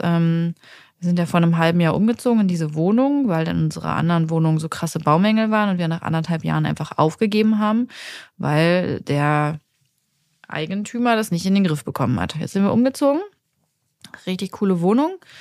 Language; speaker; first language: German; native; German